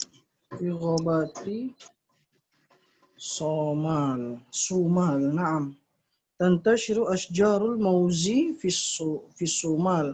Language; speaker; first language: Arabic; non-native, fluent; Indonesian